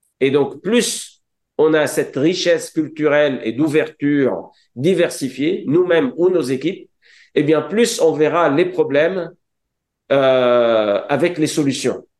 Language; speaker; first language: French; non-native, local second language; Arabic